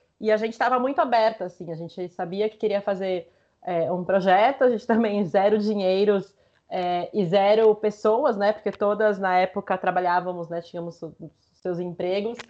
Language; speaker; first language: Portuguese; early bilingual, other home language; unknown